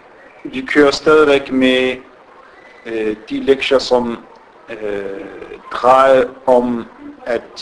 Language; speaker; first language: Danish; non-native, fluent; Arabic